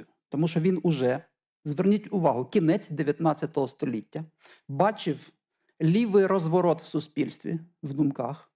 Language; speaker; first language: Ukrainian; native; Ukrainian